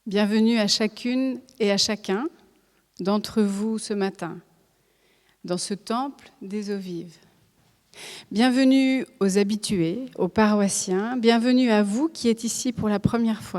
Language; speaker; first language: French; native; French